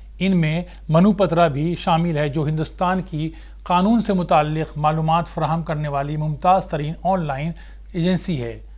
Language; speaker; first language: Urdu; native; Urdu